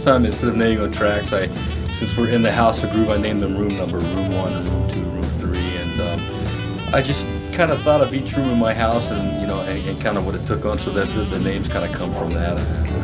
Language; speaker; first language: English; native; English